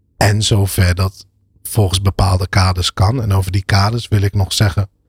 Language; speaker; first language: Dutch; early bilingual, other home language; Arabic